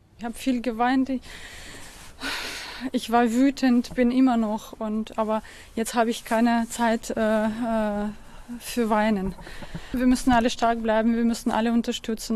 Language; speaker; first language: German; non-native, fluent; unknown